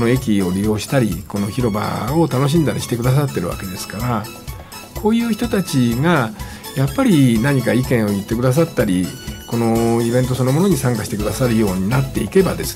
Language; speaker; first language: Japanese; native; Japanese